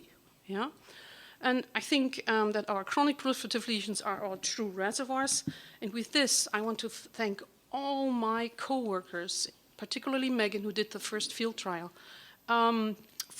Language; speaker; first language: English; non-native, fluent; German